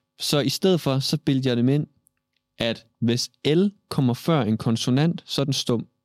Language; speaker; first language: Danish; native; Danish